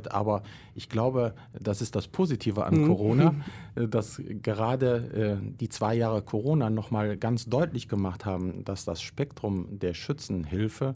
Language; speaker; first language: German; native; German